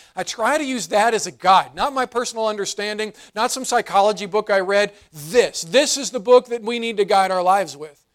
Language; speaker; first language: English; native; English